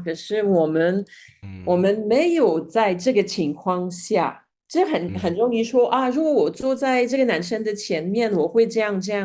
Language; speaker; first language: Chinese; non-native, fluent; Spanish